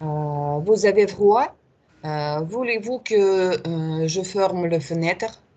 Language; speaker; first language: French; non-native, learner; Russian